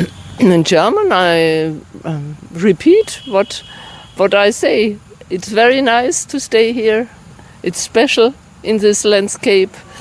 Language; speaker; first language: English; non-native, learner; German